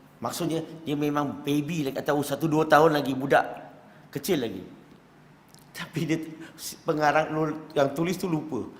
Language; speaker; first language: Malay; non-native, local second language; Chinese